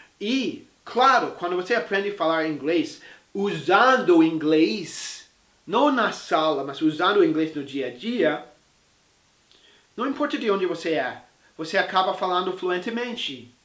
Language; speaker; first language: Portuguese; non-native, fluent; English